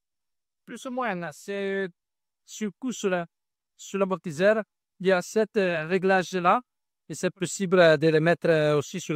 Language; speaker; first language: French; non-native, learner; Italian